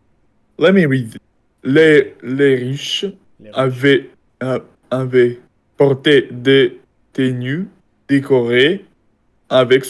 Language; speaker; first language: French; non-native, learner; Russian